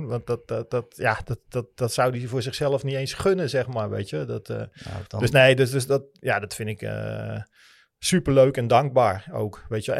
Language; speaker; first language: Dutch; native; Dutch